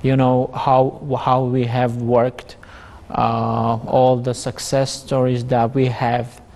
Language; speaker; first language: English; non-native, fluent; Armenian